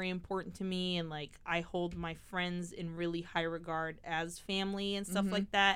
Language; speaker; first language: English; native; English